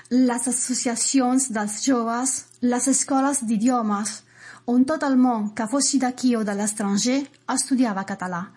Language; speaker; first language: Catalan; non-native, fluent; Italian